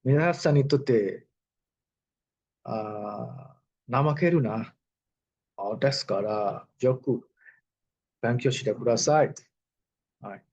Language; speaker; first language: Japanese; non-native, learner; Burmese